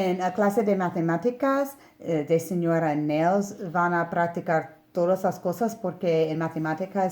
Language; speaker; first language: Spanish; non-native, learner; English